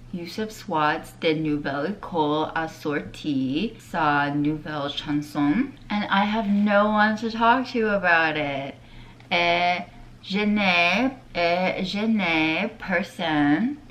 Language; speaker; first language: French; non-native, learner; English